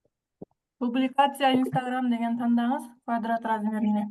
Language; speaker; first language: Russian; non-native, local second language; Kyrgyz